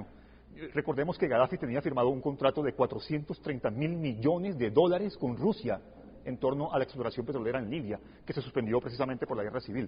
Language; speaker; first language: Spanish; native; Spanish